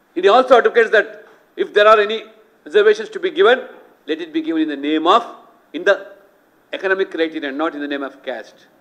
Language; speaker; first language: English; non-native, local second language; Telugu